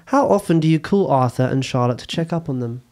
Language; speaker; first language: English; native; English